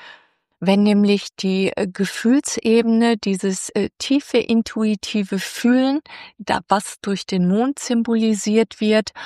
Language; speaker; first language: German; native; German